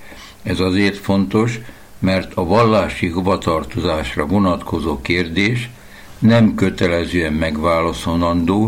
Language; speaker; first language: Hungarian; native; Hungarian